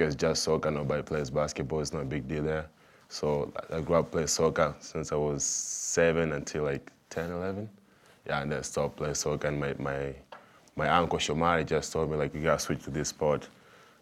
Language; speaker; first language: English; non-native, local second language; Swahili